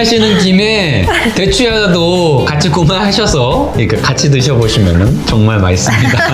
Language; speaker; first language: Korean; native; Korean